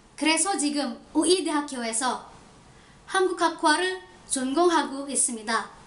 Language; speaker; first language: Korean; non-native, learner; Indonesian